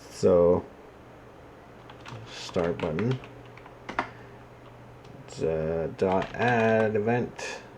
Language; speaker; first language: English; native; English